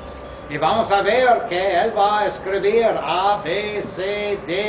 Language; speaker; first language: Spanish; non-native, fluent; English